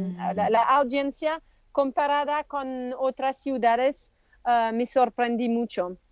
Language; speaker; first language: Spanish; non-native, learner; French